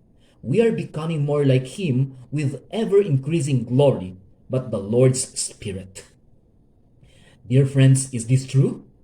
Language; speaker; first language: English; non-native, local second language; Hiligaynon